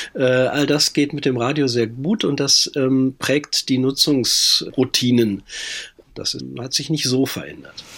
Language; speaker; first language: German; native; German